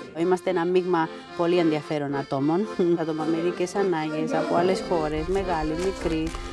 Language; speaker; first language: Greek; non-native, fluent; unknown